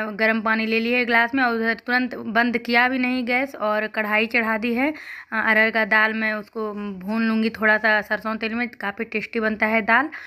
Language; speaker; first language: Hindi; native; Hindi